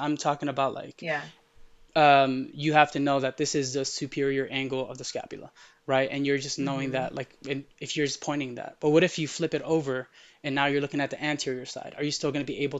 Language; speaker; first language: English; early bilingual, other home language; Arabic